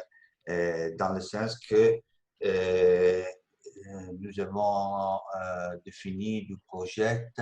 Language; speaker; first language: French; non-native, learner; Italian